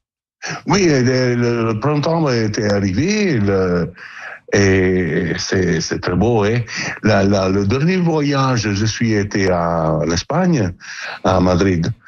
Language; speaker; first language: French; non-native, learner; Italian